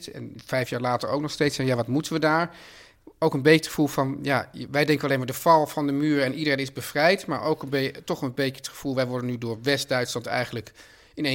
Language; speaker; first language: Dutch; native; Dutch